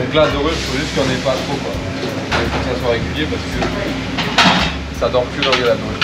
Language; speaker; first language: French; native; French